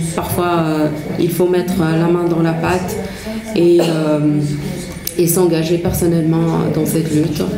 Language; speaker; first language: French; non-native, local second language; Arabic